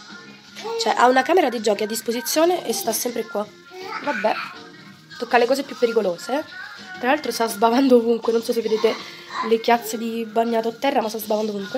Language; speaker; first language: Italian; native; Italian